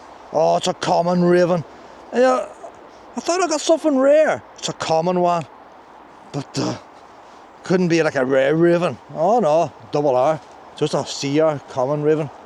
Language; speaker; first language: English; native; English